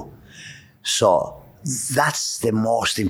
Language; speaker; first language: English; non-native, fluent; Greek